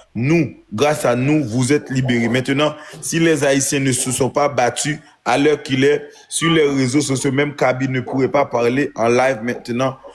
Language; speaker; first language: French; non-native, local second language; Haitian Creole